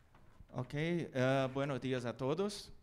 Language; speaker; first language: Spanish; non-native, learner; Portuguese